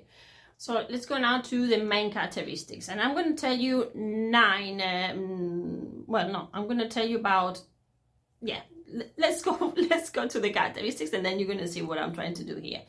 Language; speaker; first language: English; non-native, fluent; Spanish